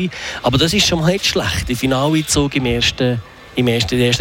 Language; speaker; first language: German; native; German